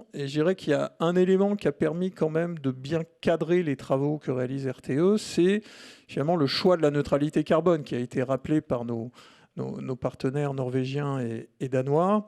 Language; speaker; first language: French; native; French